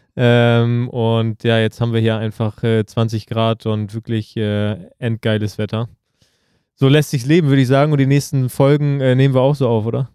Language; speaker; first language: German; native; German